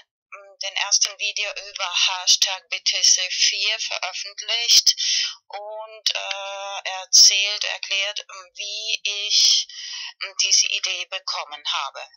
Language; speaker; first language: German; non-native, learner; Spanish